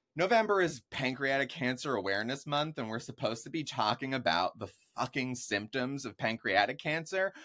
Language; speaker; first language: English; native; English